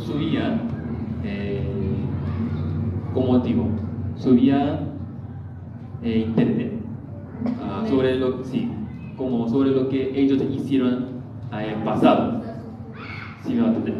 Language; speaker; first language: Spanish; non-native, learner; Korean